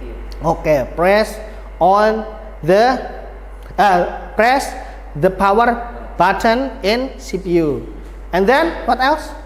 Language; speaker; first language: English; non-native, fluent; Indonesian